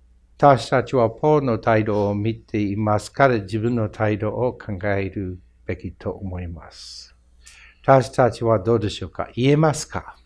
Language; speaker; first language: Japanese; non-native, fluent; English